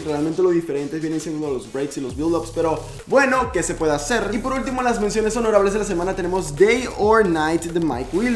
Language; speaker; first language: Spanish; native; Spanish